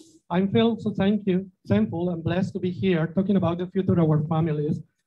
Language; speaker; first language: English; non-native, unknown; Spanish